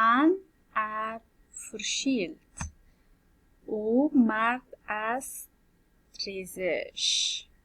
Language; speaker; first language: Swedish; non-native, fluent; Persian